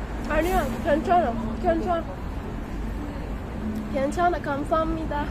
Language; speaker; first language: Korean; non-native, learner; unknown